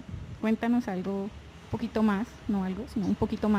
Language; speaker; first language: Spanish; native; Spanish